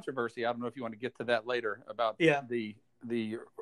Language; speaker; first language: English; native; English